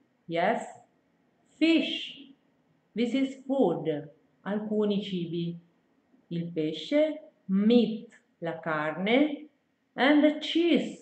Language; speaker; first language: English; non-native, fluent; Italian